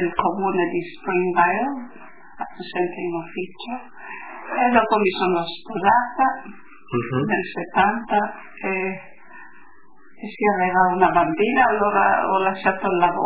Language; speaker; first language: Italian; early bilingual, heritage; Italian